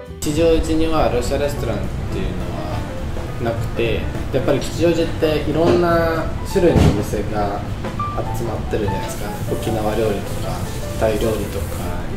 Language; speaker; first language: Japanese; non-native, fluent; Russian